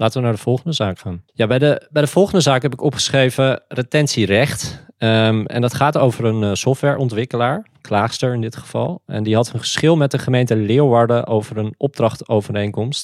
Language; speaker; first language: Dutch; native; Dutch